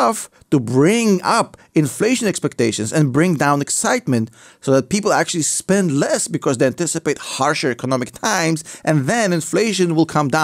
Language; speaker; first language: English; native; English